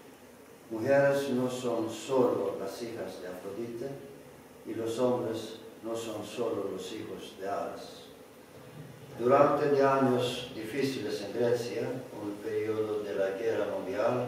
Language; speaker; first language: Spanish; non-native, learner; Greek